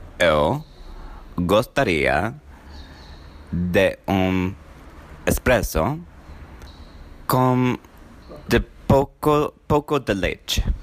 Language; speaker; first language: Portuguese; non-native, learner; English